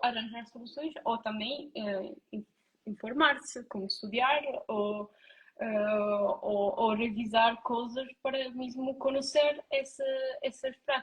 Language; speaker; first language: Portuguese; non-native, learner; Italian